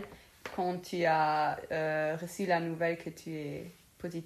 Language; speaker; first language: French; non-native, local second language; Luxembourgish